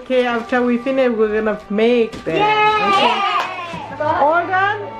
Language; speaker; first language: English; non-native, learner; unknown